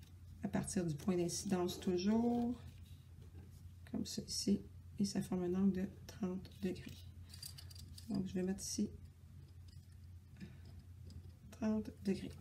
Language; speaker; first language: French; native; French